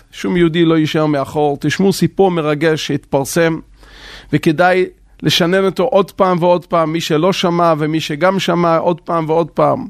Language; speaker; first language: Hebrew; non-native, local second language; Yiddish